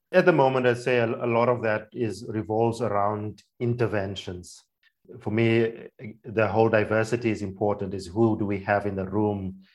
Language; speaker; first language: English; non-native, local second language; Afrikaans